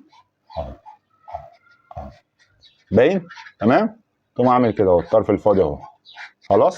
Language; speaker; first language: Arabic; native; Arabic